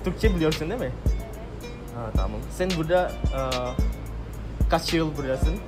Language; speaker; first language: Turkish; non-native, learner; Indonesian